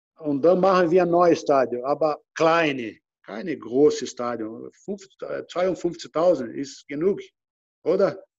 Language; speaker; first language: German; non-native, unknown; Portuguese